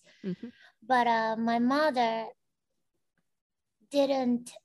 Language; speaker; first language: English; non-native, fluent; Japanese